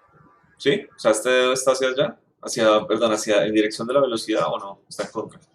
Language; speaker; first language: Spanish; native; Spanish